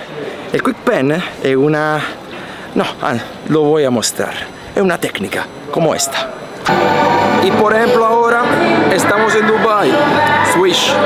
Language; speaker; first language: Spanish; non-native, fluent; Italian